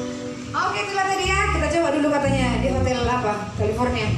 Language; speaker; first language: Indonesian; native; Indonesian